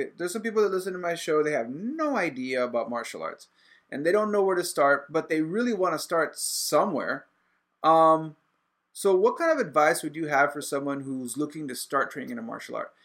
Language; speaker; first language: English; native; English